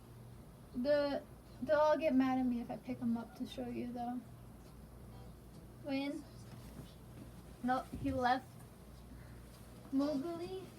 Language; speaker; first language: English; native; English